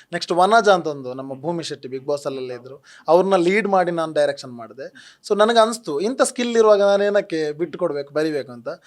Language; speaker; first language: Kannada; non-native, local second language; Tulu